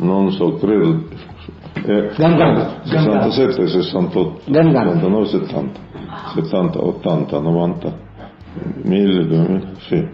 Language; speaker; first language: Italian; early bilingual, heritage; Italian